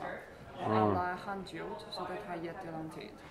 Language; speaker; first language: Swedish; non-native, fluent; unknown